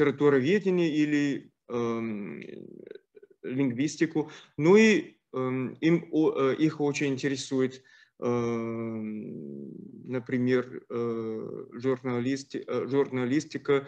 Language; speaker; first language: Russian; non-native, fluent; Chinese